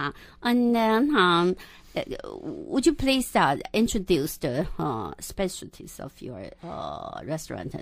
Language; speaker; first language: English; non-native, local second language; Chinese